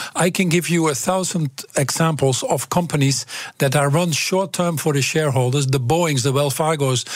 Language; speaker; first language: English; non-native, fluent; Dutch